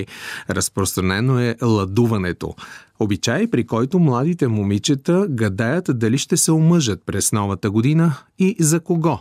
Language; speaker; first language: Bulgarian; native; Bulgarian